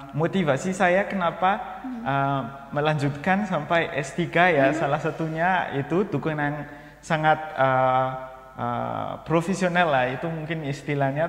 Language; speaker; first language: Indonesian; non-native, fluent; Malagasy